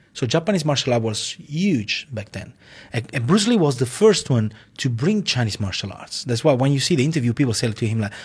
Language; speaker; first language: English; non-native, fluent; Italian